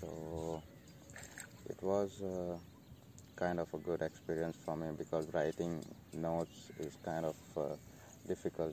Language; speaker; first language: English; non-native, local second language; Konkani